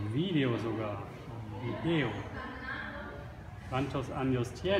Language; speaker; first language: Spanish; non-native, learner; German